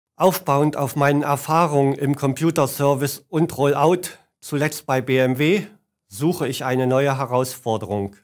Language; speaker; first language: German; native; German